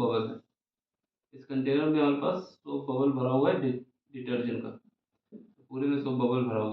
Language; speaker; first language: Hindi; native; Hindi